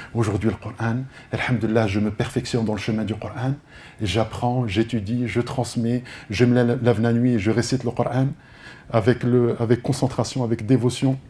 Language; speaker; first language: French; native; French